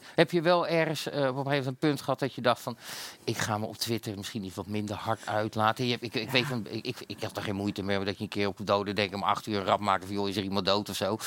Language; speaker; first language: Dutch; native; Dutch